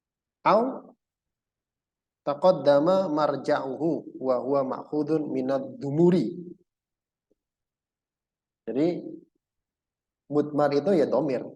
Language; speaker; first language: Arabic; non-native, fluent; Indonesian